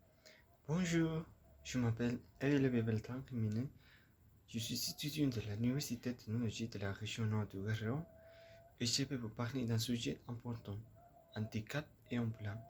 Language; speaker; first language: French; non-native, learner; Spanish